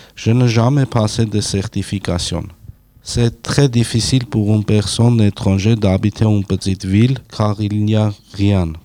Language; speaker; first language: French; non-native, learner; Armenian